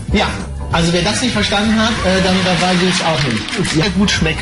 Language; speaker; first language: German; native; German